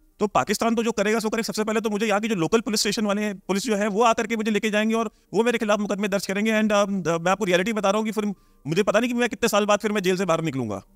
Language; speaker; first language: Hindi; native; Hindi